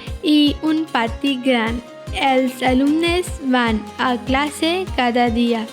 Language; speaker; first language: Catalan; non-native, learner; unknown